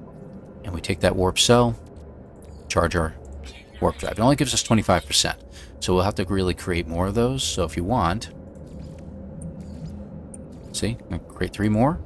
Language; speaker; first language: English; native; English